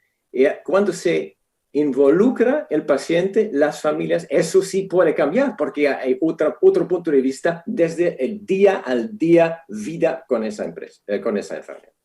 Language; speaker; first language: Spanish; non-native, fluent; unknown